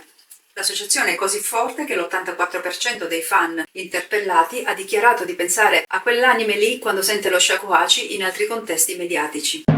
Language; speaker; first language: Italian; native; Italian